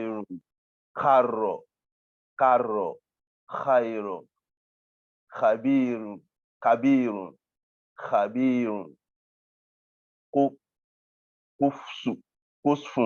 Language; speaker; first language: Arabic; non-native, learner; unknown